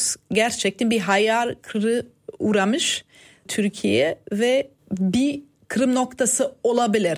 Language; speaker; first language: Turkish; non-native, fluent; German